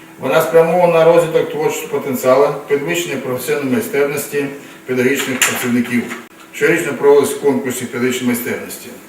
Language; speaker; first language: Ukrainian; non-native, local second language; Russian